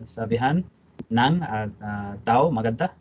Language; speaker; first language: Filipino; non-native, learner; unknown